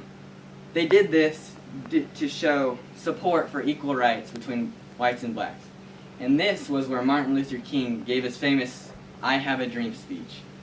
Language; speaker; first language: English; native; English